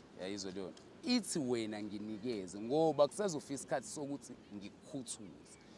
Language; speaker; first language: Zulu; native; Zulu